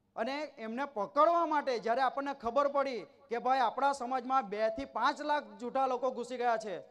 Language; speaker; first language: Gujarati; non-native, local second language; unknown